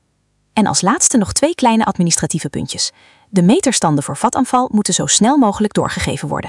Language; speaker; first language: Dutch; native; Dutch